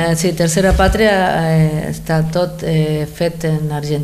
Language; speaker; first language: Catalan; non-native, fluent; Spanish